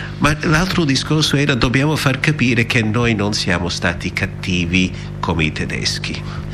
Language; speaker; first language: Italian; early bilingual, heritage; Italian